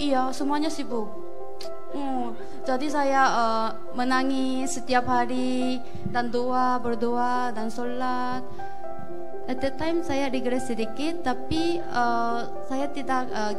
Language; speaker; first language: Indonesian; non-native, fluent; Korean